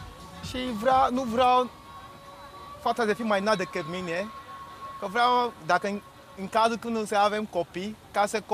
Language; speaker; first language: Romanian; non-native, learner; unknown